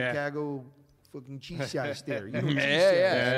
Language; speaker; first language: English; native; English